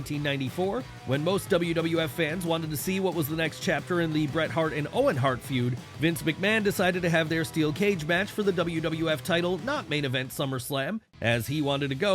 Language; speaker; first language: English; native; English